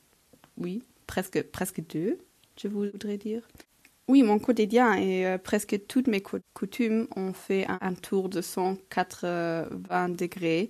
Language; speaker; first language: French; non-native, local second language; Luxembourgish